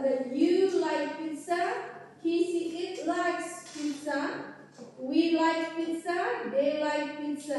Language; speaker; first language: English; non-native, fluent; Indonesian